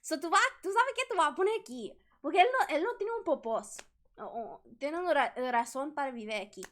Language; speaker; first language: Spanish; non-native, learner; English